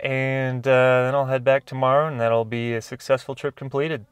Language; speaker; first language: English; native; English